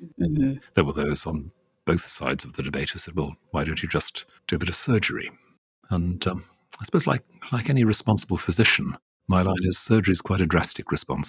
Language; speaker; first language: English; native; English